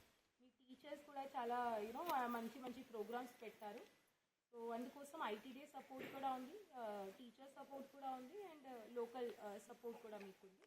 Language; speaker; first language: Telugu; non-native, learner; Hindi